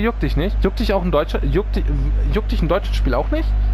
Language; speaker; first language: German; native; German